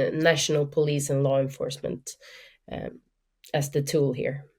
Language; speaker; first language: English; non-native, fluent; Swedish